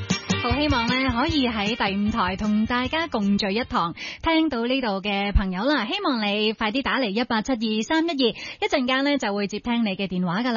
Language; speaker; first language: Cantonese; native; Cantonese